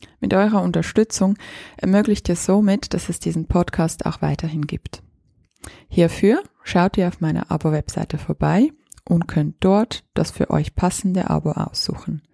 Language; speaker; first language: German; native; German